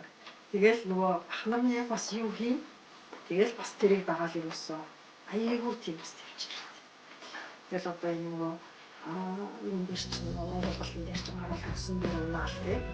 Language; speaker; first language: Mongolian; native; Mongolian